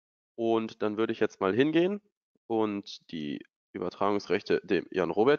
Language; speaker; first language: German; native; German